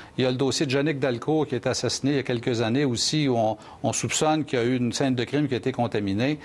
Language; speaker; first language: French; native; French